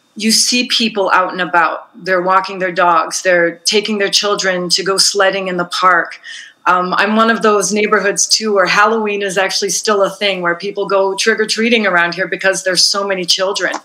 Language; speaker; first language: English; native; English